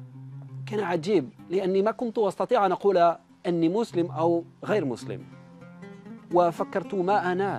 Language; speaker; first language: Arabic; non-native, fluent; French